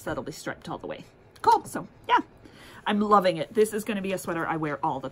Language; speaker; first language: English; native; English